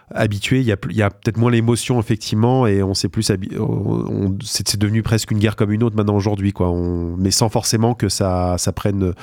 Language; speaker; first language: French; native; French